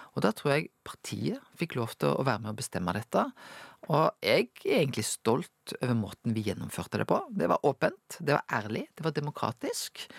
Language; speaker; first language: Norwegian; native; Norwegian